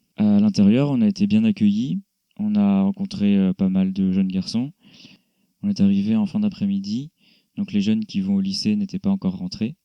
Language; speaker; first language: French; native; French